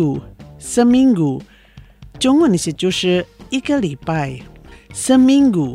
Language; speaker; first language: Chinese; non-native, fluent; Indonesian